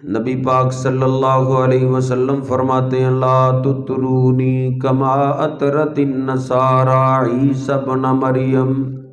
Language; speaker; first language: Urdu; non-native, local second language; Punjabi